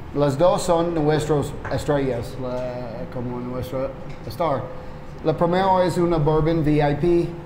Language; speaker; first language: Spanish; non-native, fluent; English